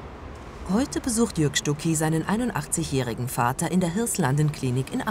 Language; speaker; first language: German; native; German